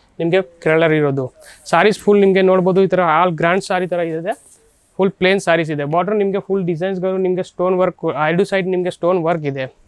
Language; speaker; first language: Kannada; non-native, learner; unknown